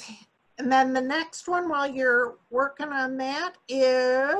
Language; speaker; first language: English; native; English